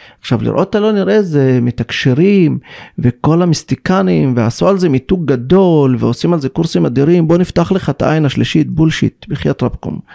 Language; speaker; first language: Hebrew; non-native, local second language; Arabic